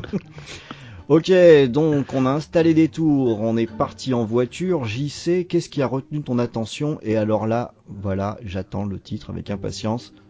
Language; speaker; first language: French; native; French